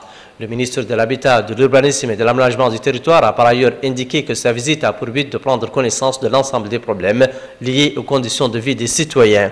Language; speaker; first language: French; non-native, local second language; Arabic